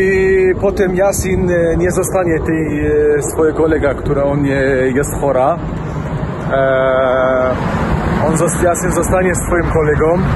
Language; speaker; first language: Polish; non-native, learner; Central Kurdish